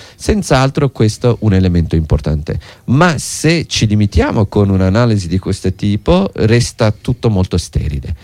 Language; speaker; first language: Italian; non-native, fluent; Turkish